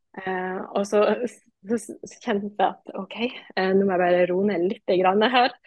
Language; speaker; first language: Norwegian; native; Norwegian